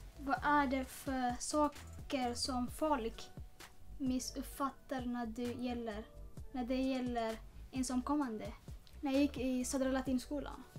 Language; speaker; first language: Swedish; non-native, learner; Tigrinya